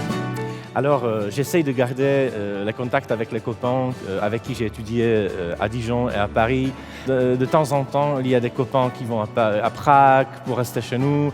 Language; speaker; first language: French; early bilingual, heritage; Czech